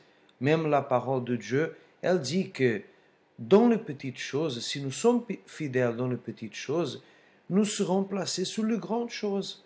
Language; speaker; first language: French; non-native, fluent; Portuguese